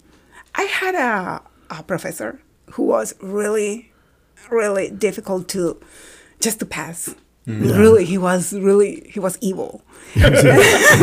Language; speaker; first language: English; non-native, fluent; Spanish